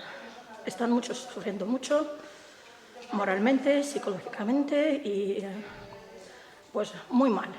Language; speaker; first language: Spanish; non-native, fluent; Ukrainian